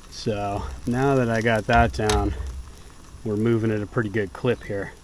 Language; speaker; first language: English; native; English